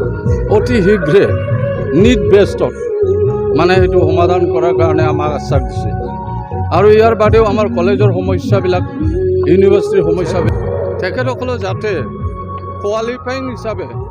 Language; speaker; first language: Assamese; non-native, local second language; Bodo